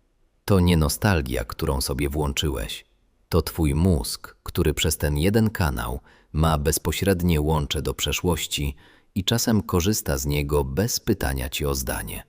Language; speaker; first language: Polish; native; Polish